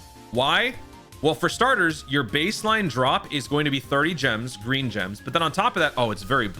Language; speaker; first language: English; native; English